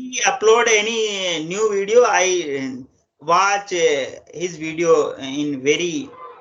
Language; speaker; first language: English; non-native, local second language; Hindi